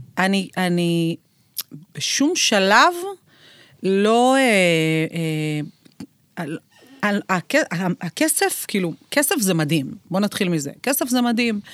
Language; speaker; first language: Hebrew; native; Hebrew